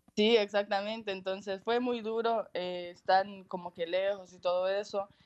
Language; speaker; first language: Spanish; native; Spanish